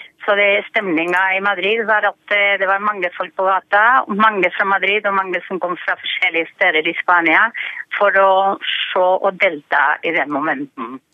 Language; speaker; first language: Norwegian; non-native, fluent; Spanish